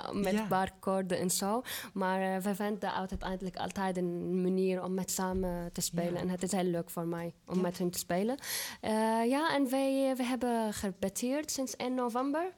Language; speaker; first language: Dutch; non-native, fluent; Arabic